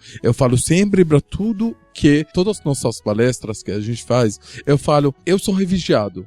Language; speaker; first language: Portuguese; non-native, learner; Arabic